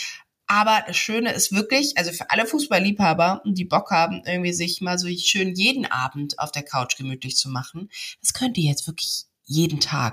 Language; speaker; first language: German; native; German